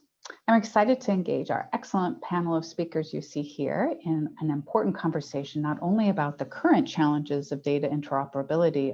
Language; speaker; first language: English; native; English